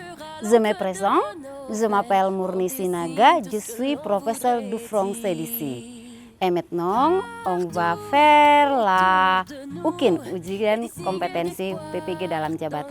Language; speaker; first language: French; non-native, fluent; Indonesian